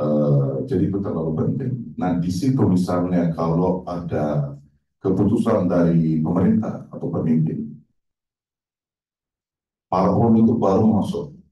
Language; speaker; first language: Indonesian; non-native, fluent; Turkish